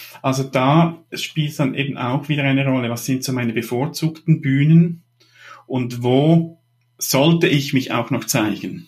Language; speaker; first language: German; native; German